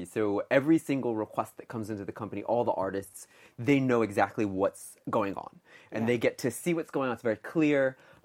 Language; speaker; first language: English; native; English